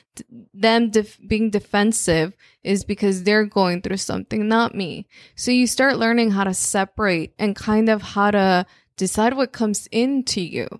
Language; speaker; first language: English; non-native, fluent; Spanish